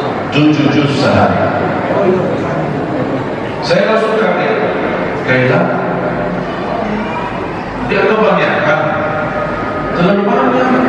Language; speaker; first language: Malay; non-native, fluent; Arabic